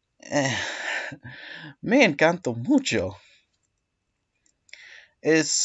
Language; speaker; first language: Spanish; non-native, learner; English